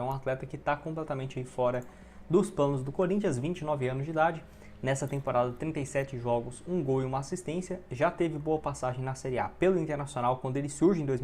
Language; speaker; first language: Portuguese; native; Portuguese